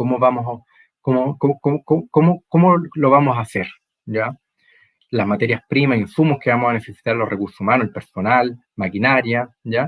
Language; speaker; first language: Spanish; native; Spanish